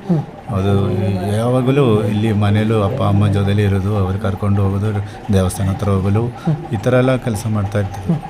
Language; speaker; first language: Kannada; non-native, local second language; Malayalam